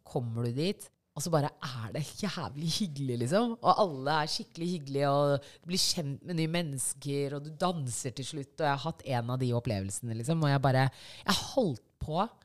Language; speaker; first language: Norwegian; early bilingual, other home language; Shona